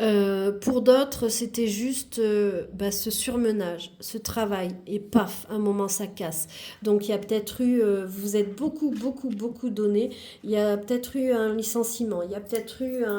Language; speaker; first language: French; native; French